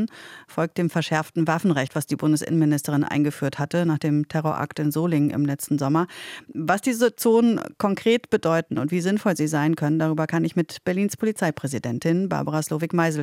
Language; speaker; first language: German; native; German